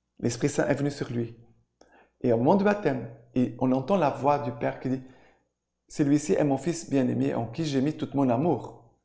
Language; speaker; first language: French; non-native, fluent; Portuguese